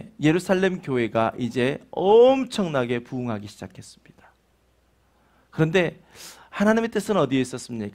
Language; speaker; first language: Korean; native; Korean